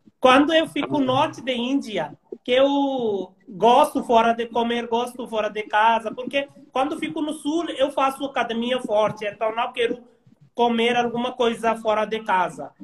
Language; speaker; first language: Portuguese; non-native, learner; Hindi